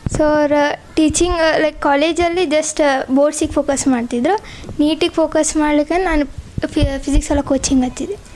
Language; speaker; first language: Kannada; native; Kannada